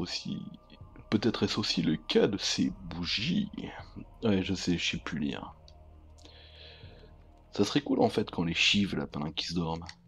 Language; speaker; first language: French; native; French